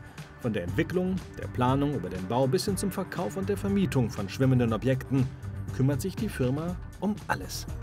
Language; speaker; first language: German; native; German